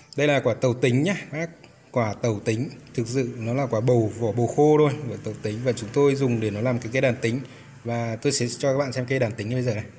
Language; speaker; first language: Vietnamese; non-native, local second language; Tày